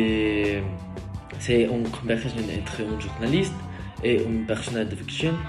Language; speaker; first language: French; non-native, learner; Spanish